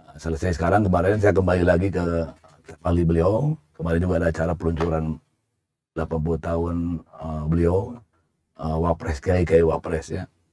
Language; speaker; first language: Indonesian; native; Indonesian